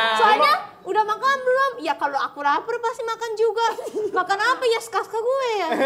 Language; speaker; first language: Indonesian; non-native, fluent; Japanese